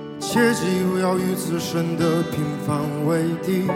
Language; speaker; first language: Chinese; native; Chinese